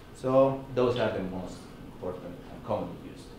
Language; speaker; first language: English; non-native, fluent; Spanish